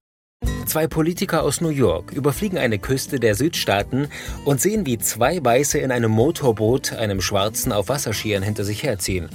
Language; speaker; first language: German; native; German